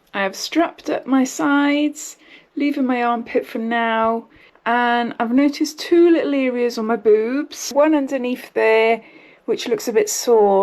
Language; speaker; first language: English; native; English